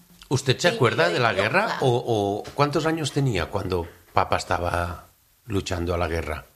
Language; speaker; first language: Spanish; non-native, local second language; Catalan